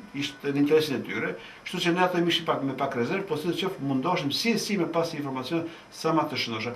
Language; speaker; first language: Albanian; native; Albanian